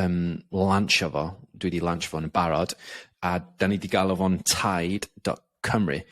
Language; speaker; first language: Welsh; non-native, local second language; English